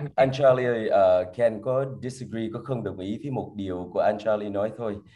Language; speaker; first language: Vietnamese; early bilingual, heritage; Vietnamese